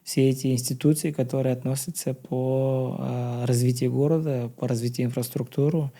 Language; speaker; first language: Russian; non-native, learner; Bulgarian